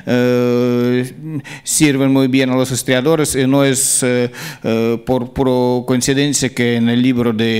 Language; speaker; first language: Spanish; non-native, fluent; Russian